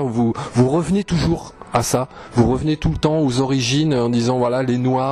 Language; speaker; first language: French; native; French